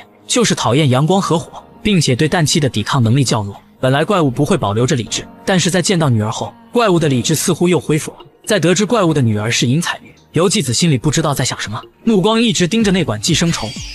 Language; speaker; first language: Chinese; native; Chinese